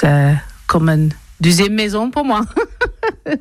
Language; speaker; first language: French; non-native, learner; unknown